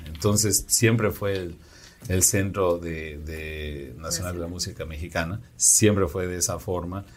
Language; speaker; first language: Spanish; native; Spanish